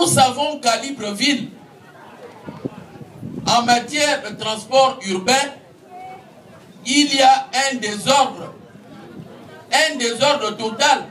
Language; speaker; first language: French; non-native, local second language; Fang